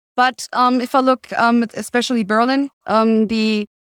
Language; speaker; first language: English; non-native, fluent; German